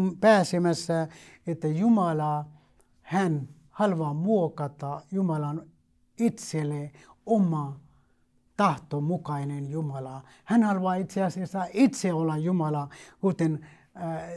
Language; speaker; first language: Finnish; non-native, fluent; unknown